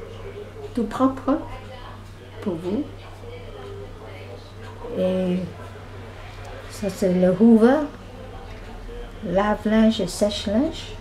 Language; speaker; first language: French; non-native, fluent; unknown